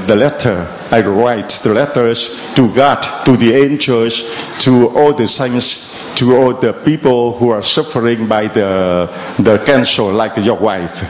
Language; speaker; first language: English; non-native, learner; Vietnamese